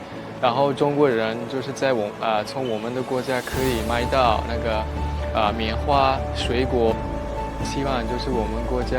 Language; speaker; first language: Chinese; non-native, fluent; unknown